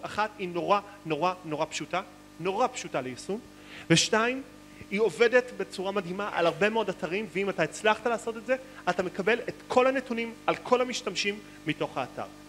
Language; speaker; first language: Hebrew; native; Hebrew